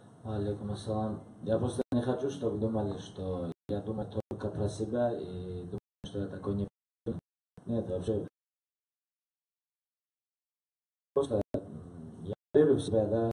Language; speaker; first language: Russian; non-native, local second language; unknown